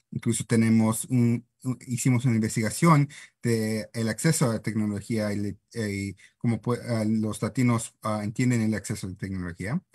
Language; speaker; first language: Spanish; non-native, fluent; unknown